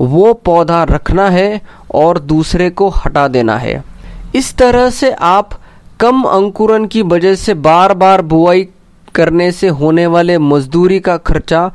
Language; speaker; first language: Hindi; non-native, local second language; Marathi